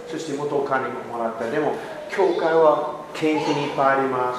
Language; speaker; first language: Japanese; non-native, learner; English